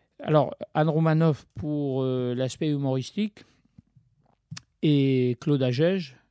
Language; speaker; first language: French; early bilingual, other home language; Arabic